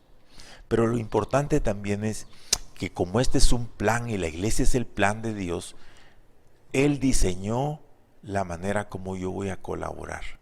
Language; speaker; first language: Spanish; native; Spanish